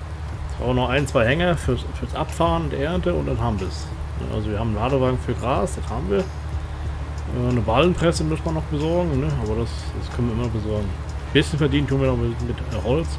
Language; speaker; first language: German; native; German